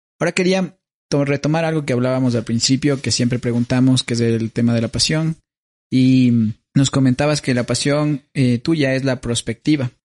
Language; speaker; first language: Spanish; native; Spanish